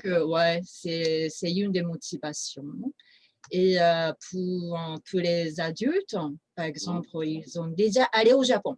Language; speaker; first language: French; non-native, fluent; Japanese